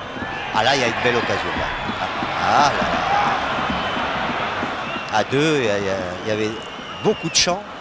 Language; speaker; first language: French; native; French